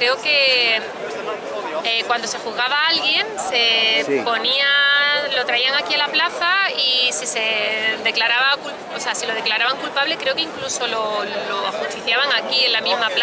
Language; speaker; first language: Spanish; native; Spanish